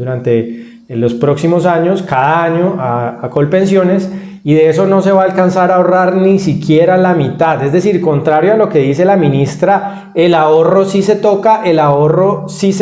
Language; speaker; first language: Spanish; native; Spanish